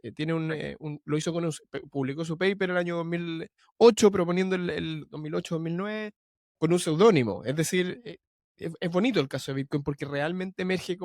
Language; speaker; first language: Spanish; native; Spanish